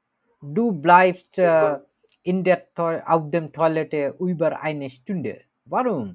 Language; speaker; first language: German; non-native, learner; Bangla